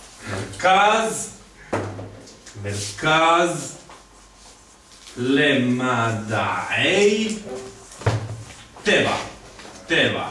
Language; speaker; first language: Hebrew; non-native, fluent; Serbian